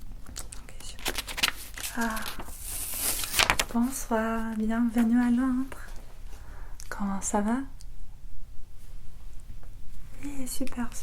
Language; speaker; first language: French; non-native, fluent; English